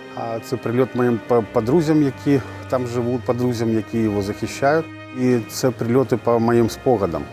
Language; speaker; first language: Ukrainian; native; Ukrainian